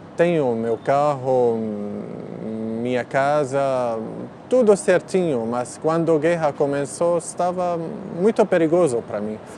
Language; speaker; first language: Portuguese; non-native, learner; Arabic